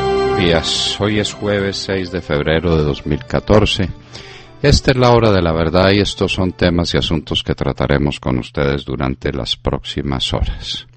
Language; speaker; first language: Spanish; native; Spanish